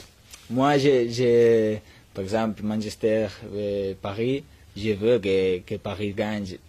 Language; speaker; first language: French; non-native, learner; Spanish